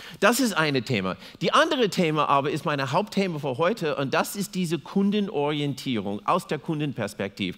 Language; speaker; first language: German; non-native, fluent; English